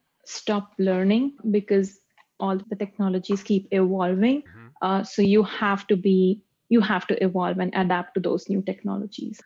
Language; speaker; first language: English; non-native, local second language; Marathi